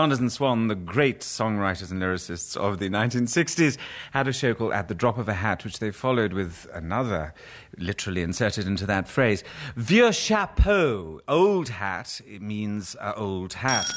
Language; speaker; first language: English; native; English